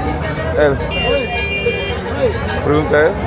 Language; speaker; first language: Spanish; non-native, learner; English